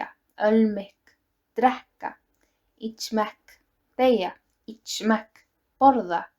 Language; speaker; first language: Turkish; non-native, learner; Icelandic